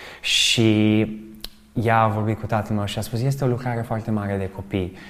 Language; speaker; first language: Romanian; early bilingual, other home language; English